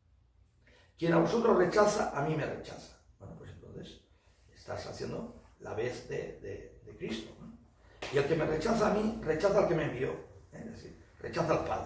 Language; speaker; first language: Spanish; native; Spanish